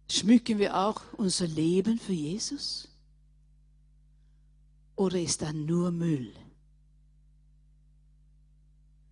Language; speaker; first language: German; non-native, fluent; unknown